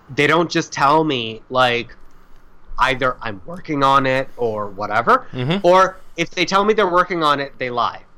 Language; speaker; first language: English; native; English